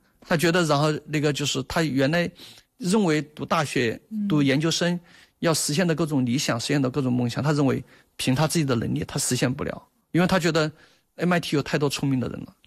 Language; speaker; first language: Chinese; native; Chinese